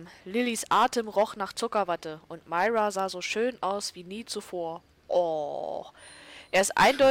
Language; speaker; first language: German; native; German